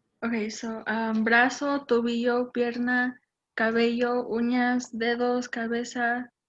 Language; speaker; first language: Spanish; non-native, learner; English